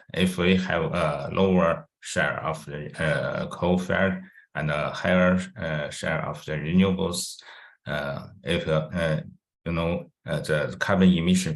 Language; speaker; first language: English; non-native, fluent; Chinese